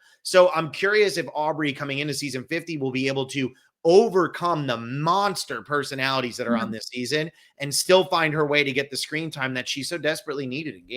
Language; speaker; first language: English; native; English